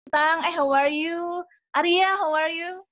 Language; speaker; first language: English; non-native, fluent; Indonesian